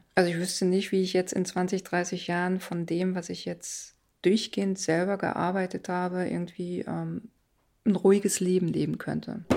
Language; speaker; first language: German; native; German